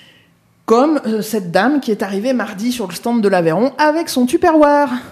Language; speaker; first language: French; native; French